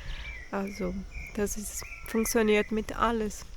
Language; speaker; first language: German; non-native, fluent; Portuguese